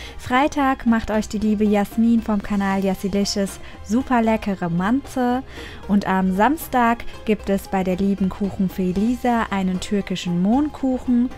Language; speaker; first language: German; early bilingual, other home language; Turkish